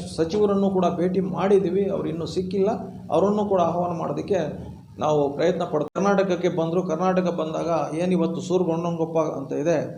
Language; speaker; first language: Kannada; non-native, local second language; Lambadi